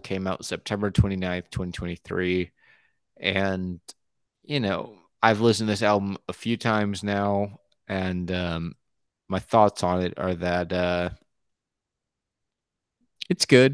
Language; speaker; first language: English; native; English